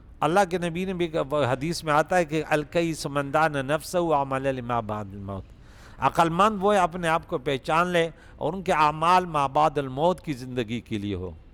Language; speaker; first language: Urdu; non-native, local second language; Pashto